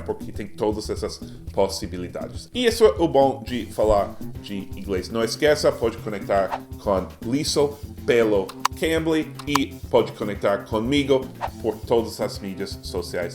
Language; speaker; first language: Portuguese; non-native, fluent; English